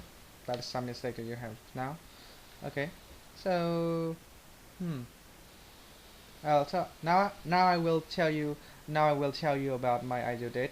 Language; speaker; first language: English; non-native, learner; Vietnamese